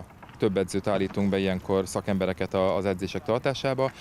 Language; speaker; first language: Hungarian; native; Hungarian